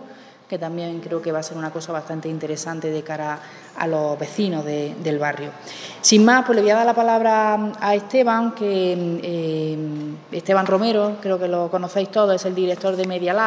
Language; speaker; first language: Spanish; native; Spanish